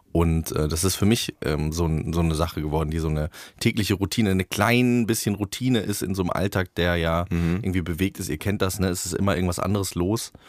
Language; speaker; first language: German; native; German